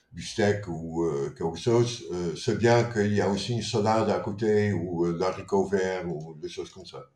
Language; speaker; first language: French; non-native, fluent; Dutch